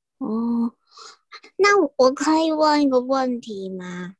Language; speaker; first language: Chinese; native; Chinese